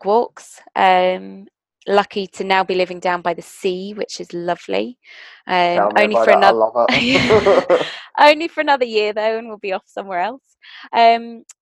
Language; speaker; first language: English; native; English